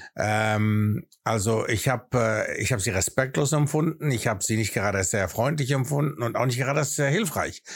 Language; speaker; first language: German; early bilingual, other home language; Greek